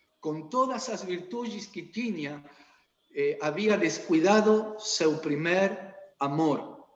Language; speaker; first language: Portuguese; non-native, learner; Spanish